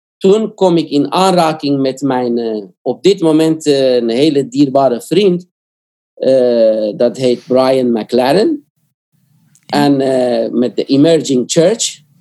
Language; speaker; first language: Dutch; non-native, fluent; Korean